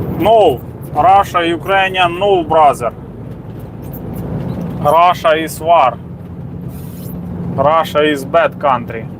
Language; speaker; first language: English; non-native, learner; Ukrainian